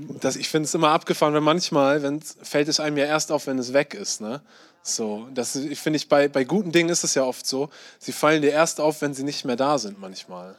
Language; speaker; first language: German; native; German